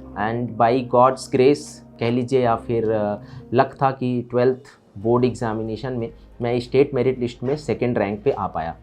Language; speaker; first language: Hindi; native; Hindi